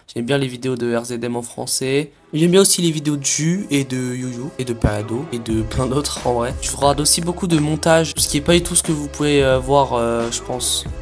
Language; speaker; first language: French; native; French